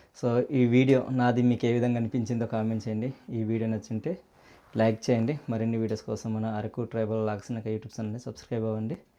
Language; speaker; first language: Telugu; non-native, local second language; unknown